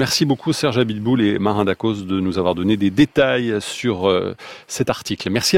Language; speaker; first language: French; native; French